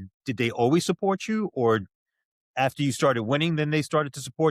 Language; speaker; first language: English; native; English